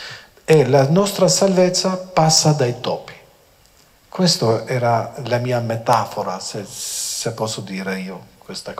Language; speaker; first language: Italian; non-native, fluent; Albanian